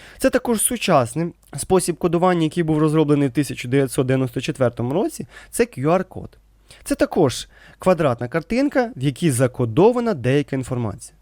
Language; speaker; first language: Ukrainian; native; Ukrainian